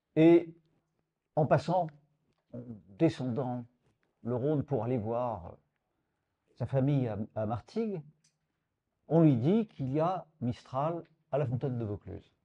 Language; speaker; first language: French; native; French